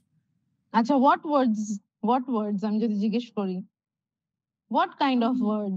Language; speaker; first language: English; non-native, local second language; Bangla